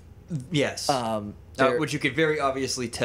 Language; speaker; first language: English; native; English